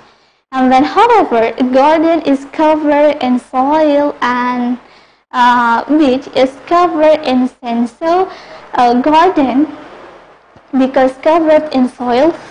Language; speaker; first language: English; non-native, local second language; Indonesian